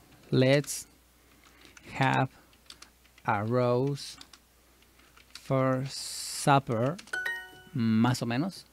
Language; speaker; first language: English; non-native, learner; Spanish